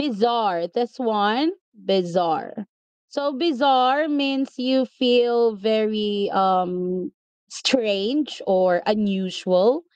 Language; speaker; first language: English; non-native, local second language; Filipino